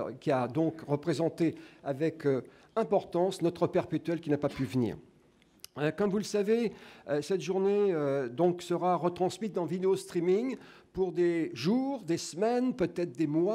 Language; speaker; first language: French; native; French